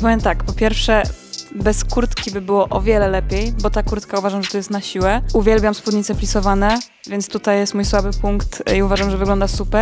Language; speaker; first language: Polish; native; Polish